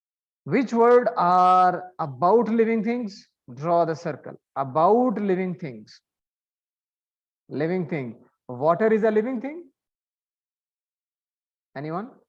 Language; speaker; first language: English; non-native, learner; Arabic